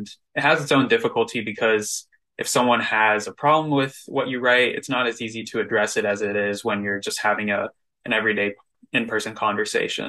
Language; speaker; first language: English; native; English